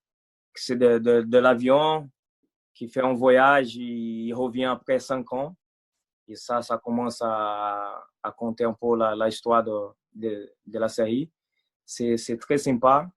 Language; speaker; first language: French; non-native, fluent; Portuguese